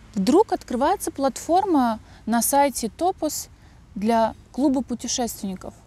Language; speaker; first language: Russian; native; Russian